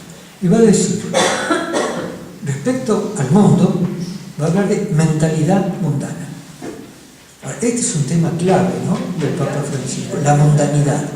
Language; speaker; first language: Spanish; native; Spanish